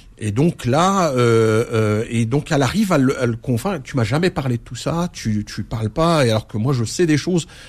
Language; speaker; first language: French; early bilingual, other home language; Arabic